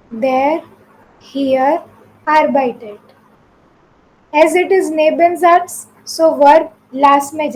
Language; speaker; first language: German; non-native, fluent; Hindi